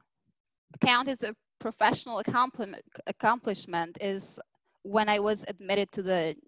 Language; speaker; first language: English; non-native, fluent; Albanian